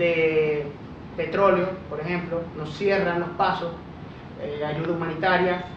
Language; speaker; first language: Spanish; native; Spanish